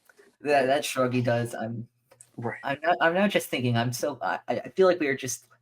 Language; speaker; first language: English; native; English